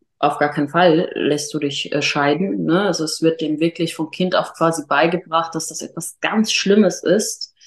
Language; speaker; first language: German; early bilingual, other home language; Arabic